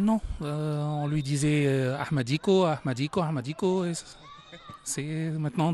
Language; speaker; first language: French; non-native, fluent; Arabic